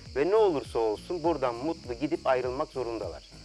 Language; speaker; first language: Turkish; native; Turkish